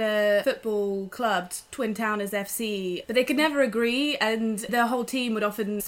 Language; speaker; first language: English; native; English